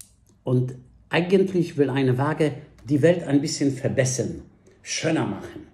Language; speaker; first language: German; non-native, fluent; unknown